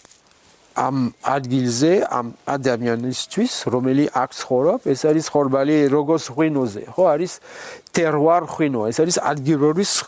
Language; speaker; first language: Georgian; non-native, learner; French